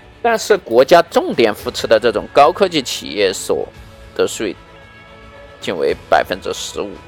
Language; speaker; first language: Chinese; native; Chinese